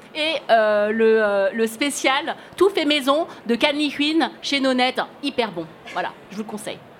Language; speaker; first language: French; early bilingual, other home language; Cantonese